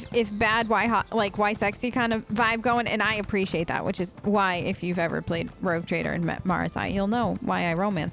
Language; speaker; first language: English; native; English